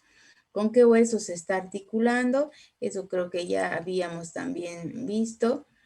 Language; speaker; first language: Spanish; native; Spanish